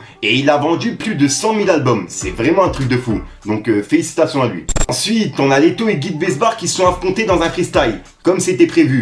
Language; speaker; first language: French; native; French